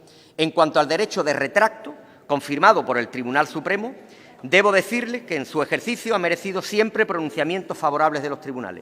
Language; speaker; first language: Spanish; native; Spanish